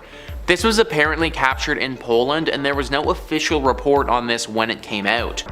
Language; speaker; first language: English; native; English